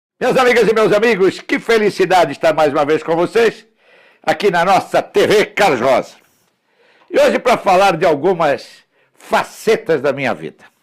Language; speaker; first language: Portuguese; early bilingual, other home language; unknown